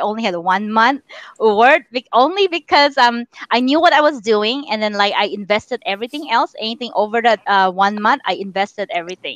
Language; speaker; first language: English; non-native, local second language; Min Nan Chinese